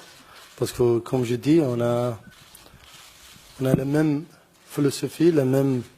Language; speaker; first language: French; non-native, learner; Arabic